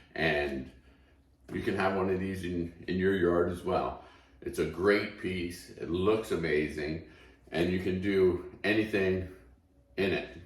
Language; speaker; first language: English; native; English